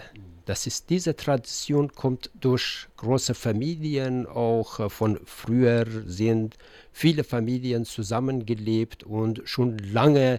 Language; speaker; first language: German; non-native, learner; Persian